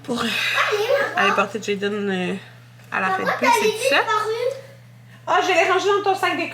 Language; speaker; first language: French; native; French